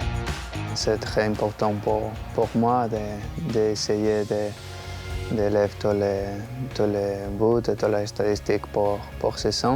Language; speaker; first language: French; non-native, learner; Spanish